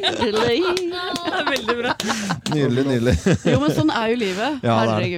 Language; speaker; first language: Norwegian; native; Norwegian